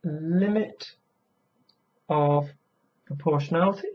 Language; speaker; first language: English; native; English